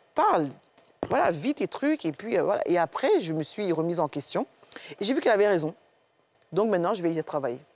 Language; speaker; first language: French; native; French